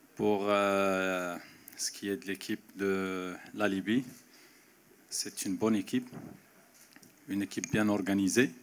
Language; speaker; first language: French; non-native, local second language; Arabic